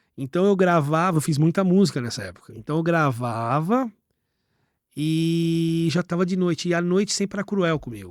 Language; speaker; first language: Portuguese; native; Portuguese